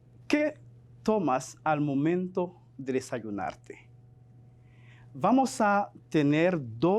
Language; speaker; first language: Spanish; non-native, fluent; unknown